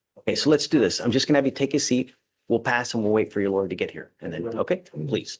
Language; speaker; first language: English; native; English